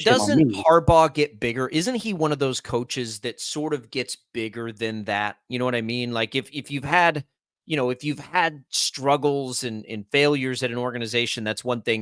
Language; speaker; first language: English; native; English